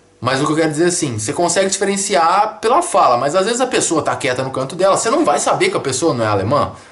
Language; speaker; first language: Portuguese; native; Portuguese